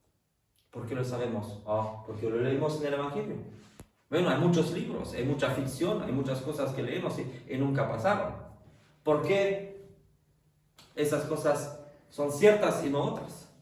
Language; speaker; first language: Spanish; non-native, fluent; French